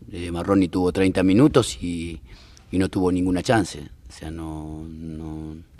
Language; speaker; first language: Spanish; native; Spanish